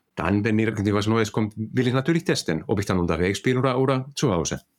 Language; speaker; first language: German; non-native, fluent; Finnish